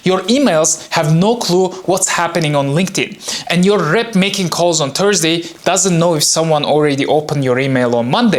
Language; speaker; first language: English; non-native, fluent; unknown